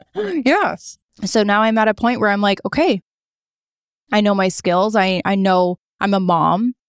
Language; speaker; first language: English; native; English